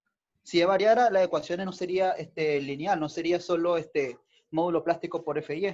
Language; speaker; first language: Spanish; native; Spanish